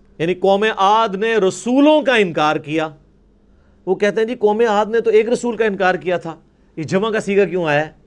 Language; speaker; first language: Urdu; non-native, local second language; Punjabi